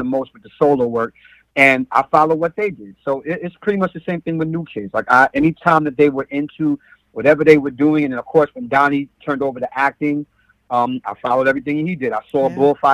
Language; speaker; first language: English; native; English